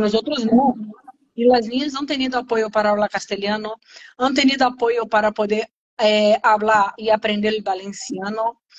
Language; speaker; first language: Spanish; non-native, learner; Portuguese